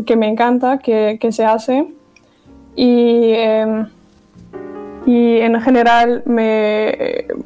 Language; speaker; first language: Spanish; non-native, fluent; German